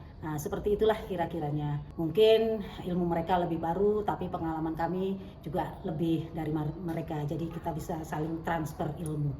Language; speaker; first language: Indonesian; native; Indonesian